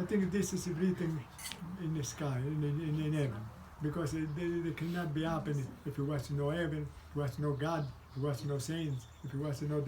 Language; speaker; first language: English; non-native, fluent; Italian